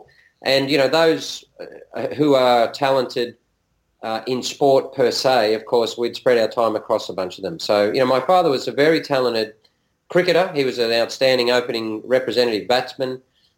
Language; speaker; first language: English; native; English